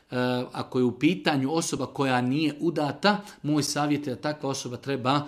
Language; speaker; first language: Croatian; native; Croatian